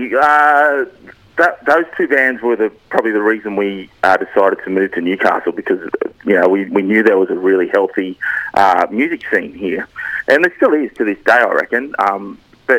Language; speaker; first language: English; native; English